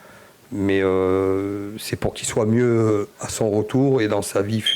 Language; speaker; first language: French; native; French